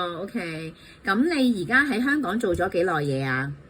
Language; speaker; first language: Cantonese; native; Cantonese